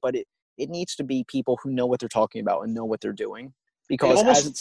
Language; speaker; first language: English; native; English